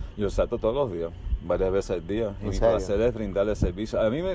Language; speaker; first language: Spanish; early bilingual, heritage; Spanish